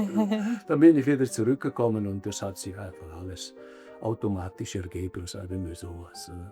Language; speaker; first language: German; early bilingual, other home language; Italian